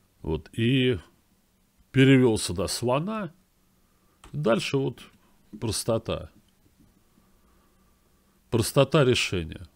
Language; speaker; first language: Russian; native; Russian